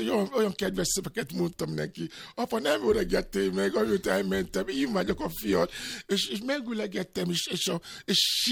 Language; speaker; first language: Hungarian; non-native, learner; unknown